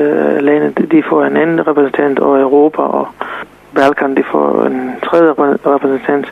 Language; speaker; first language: Danish; non-native, fluent; Serbian